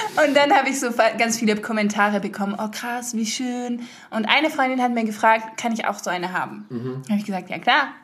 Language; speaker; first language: German; early bilingual, heritage; French